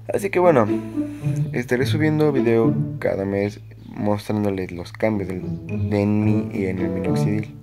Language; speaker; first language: Spanish; native; Spanish